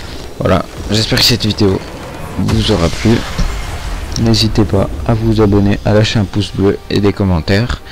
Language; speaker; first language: French; native; French